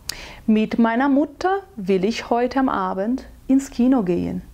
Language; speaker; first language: German; non-native, fluent; Portuguese